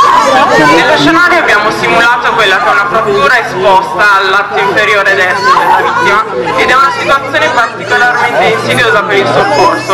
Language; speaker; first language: Italian; native; Italian